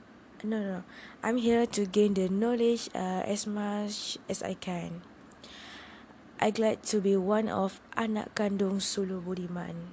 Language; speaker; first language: English; non-native, learner; Malay